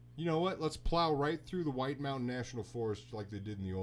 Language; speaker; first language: English; native; English